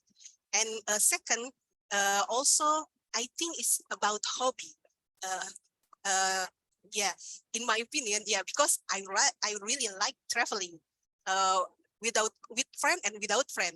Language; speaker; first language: English; non-native, learner; Indonesian